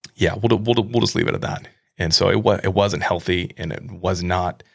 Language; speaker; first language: English; native; English